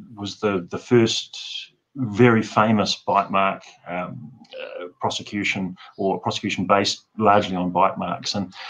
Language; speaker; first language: English; native; English